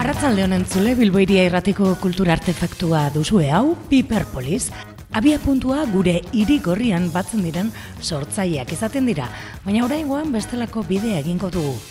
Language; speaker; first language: Basque; native; Basque